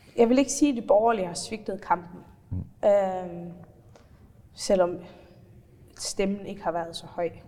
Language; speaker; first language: Danish; non-native, fluent; Faroese